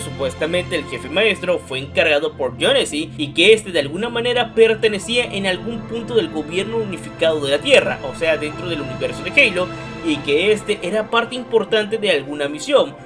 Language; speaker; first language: Spanish; native; Spanish